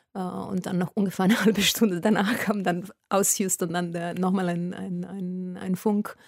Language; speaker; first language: German; non-native, fluent; Italian